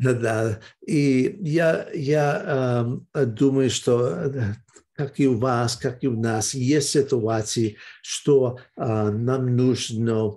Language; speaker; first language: Russian; early bilingual, heritage; Russian